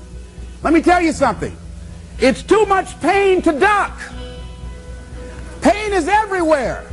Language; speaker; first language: English; native; English